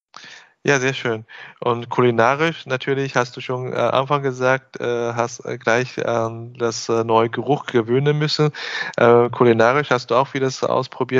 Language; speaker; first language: German; non-native, fluent; Chinese